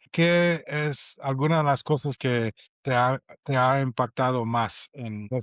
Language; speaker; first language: Spanish; non-native, fluent; English